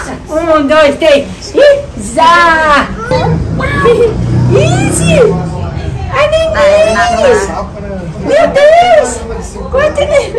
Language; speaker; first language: Portuguese; native; Portuguese